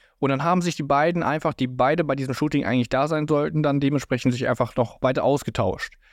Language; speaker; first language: German; native; German